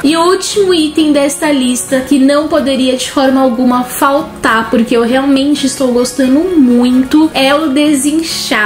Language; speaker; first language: Portuguese; native; Portuguese